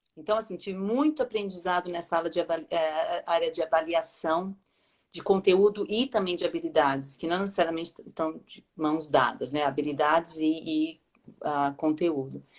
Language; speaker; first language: Portuguese; native; Portuguese